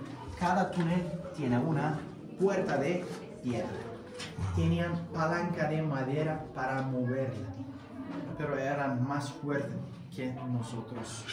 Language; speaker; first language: Spanish; non-native, fluent; Turkish